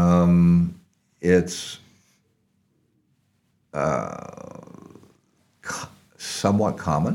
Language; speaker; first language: English; native; English